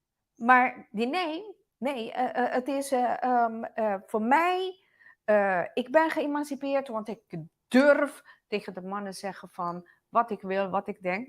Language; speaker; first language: Dutch; non-native, local second language; Papiamento